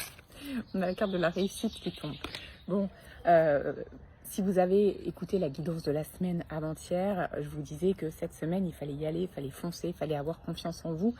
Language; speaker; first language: French; native; French